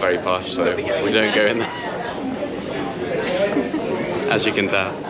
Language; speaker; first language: English; native; English